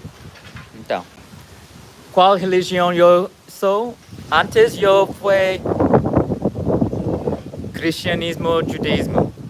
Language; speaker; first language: Portuguese; non-native, learner; English